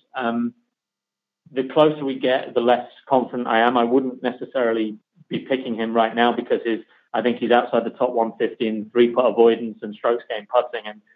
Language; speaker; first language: English; native; English